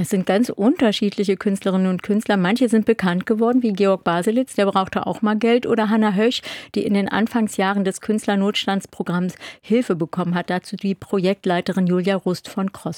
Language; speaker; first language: German; native; German